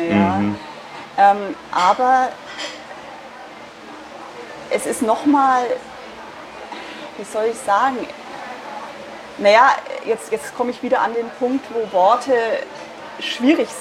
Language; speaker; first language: German; native; German